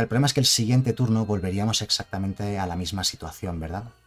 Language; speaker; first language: Spanish; native; Spanish